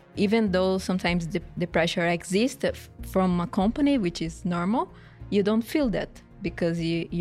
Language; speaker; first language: English; non-native, fluent; Portuguese